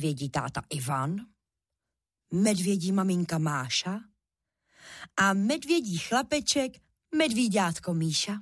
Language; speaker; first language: Czech; native; Czech